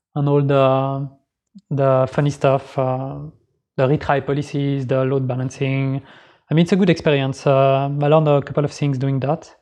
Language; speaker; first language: English; non-native, fluent; French